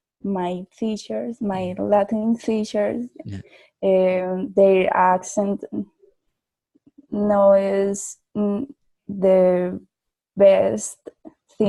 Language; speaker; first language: English; non-native, learner; Spanish